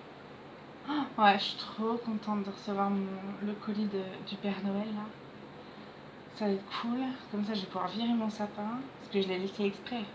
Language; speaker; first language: French; native; French